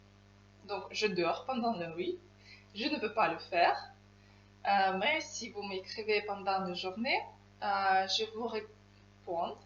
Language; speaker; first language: French; non-native, fluent; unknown